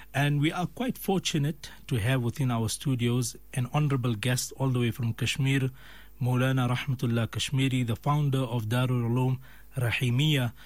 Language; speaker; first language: English; native; English